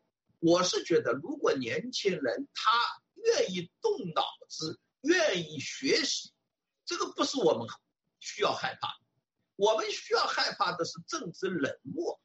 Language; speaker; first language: Chinese; native; Chinese